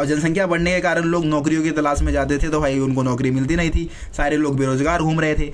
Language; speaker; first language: Hindi; native; Hindi